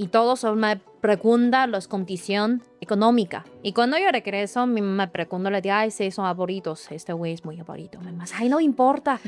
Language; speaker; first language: Spanish; non-native, learner; Chinese